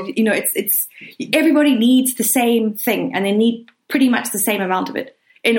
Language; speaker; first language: English; native; English